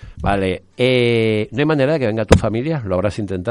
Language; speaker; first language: Spanish; native; Spanish